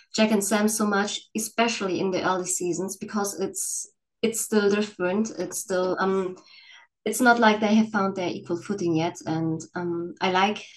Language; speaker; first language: English; non-native, fluent; German